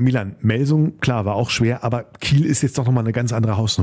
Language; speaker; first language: German; native; German